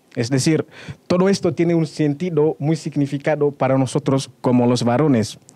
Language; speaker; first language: Spanish; non-native, fluent; Indonesian